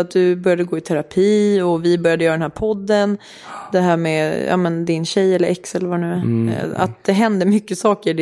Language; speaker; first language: Swedish; native; Swedish